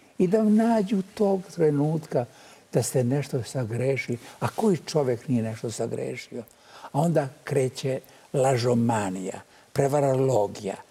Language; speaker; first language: Bosnian; native; Bosnian